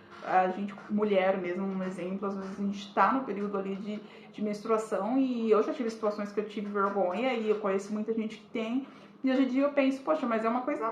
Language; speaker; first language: Portuguese; native; Portuguese